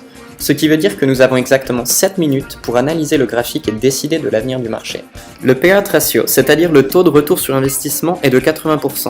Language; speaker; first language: French; native; French